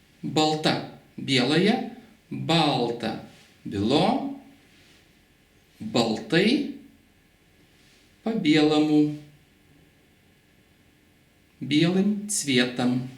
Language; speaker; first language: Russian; non-native, local second language; Lithuanian